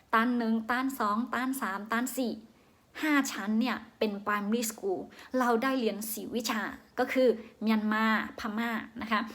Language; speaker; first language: Thai; non-native, fluent; Shan